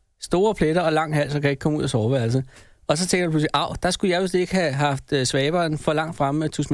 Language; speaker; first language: Danish; native; Danish